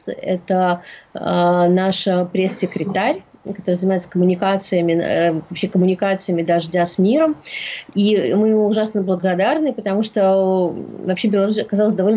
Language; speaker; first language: Russian; native; Russian